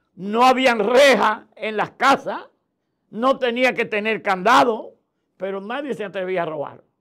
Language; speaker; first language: Spanish; native; Spanish